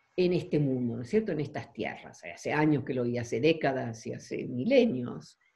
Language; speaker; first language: Spanish; non-native, fluent; Dutch